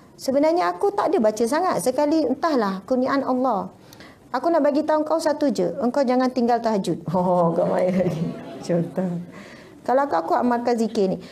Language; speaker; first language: Malay; native; Malay